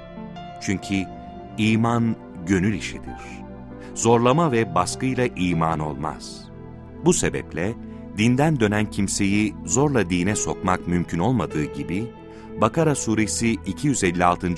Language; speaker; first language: Turkish; native; Turkish